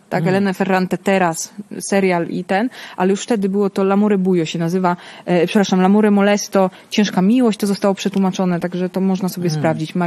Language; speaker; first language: Polish; early bilingual, heritage; Italian